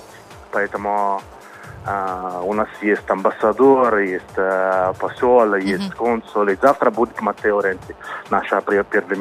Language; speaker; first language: Russian; non-native, learner; Italian